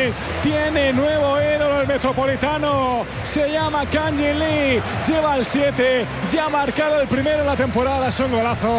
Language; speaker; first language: Spanish; native; Spanish